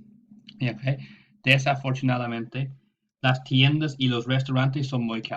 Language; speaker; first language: Spanish; non-native, fluent; English